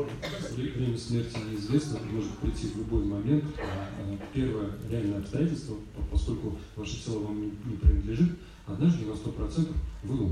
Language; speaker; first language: Russian; native; Russian